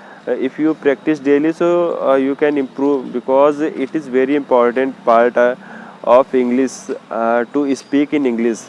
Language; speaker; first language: English; non-native, learner; Hindi